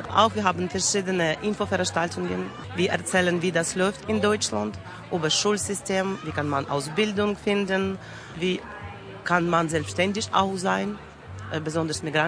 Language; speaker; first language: German; non-native, learner; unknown